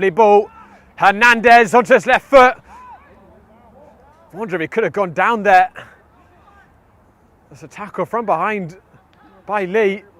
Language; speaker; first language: English; native; English